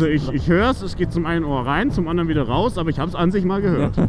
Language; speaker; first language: German; native; German